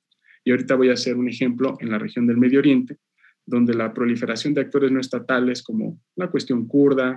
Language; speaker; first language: Spanish; native; Spanish